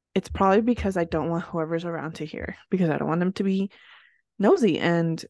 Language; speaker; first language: English; early bilingual, other home language; Spanish